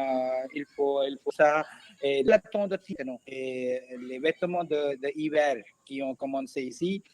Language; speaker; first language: French; non-native, learner; Hindi